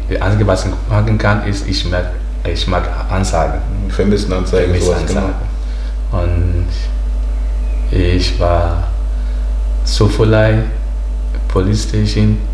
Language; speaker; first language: German; non-native, learner; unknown